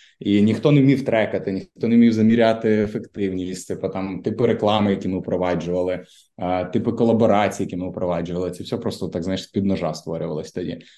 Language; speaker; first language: Ukrainian; native; Ukrainian